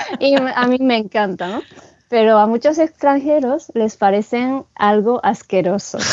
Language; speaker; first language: Spanish; early bilingual, heritage; Japanese